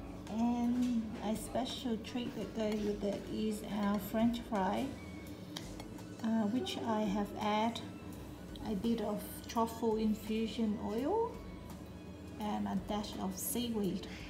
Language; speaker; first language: English; early bilingual, other home language; Vietnamese